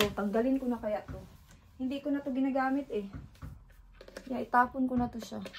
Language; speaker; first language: Filipino; native; Filipino